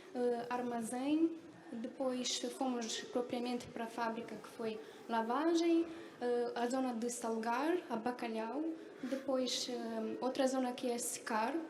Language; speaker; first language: Portuguese; non-native, fluent; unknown